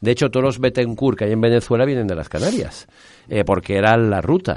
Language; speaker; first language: Spanish; native; Spanish